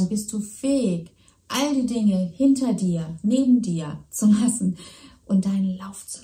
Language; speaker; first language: German; native; German